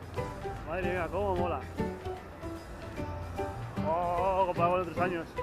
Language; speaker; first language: Spanish; native; Spanish